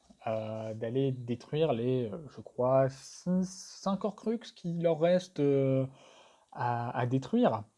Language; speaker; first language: French; native; French